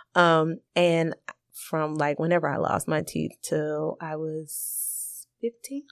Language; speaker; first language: English; native; English